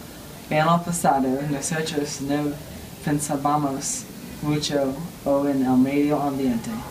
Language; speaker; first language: Spanish; non-native, learner; English